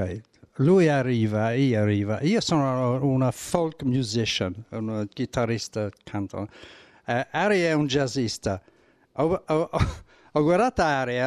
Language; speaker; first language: Italian; non-native, learner; English